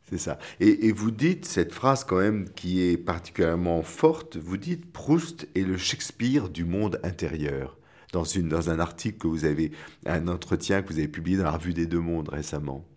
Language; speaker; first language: French; native; French